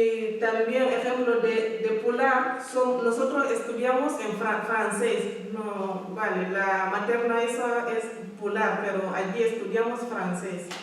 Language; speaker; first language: Spanish; non-native, learner; Fula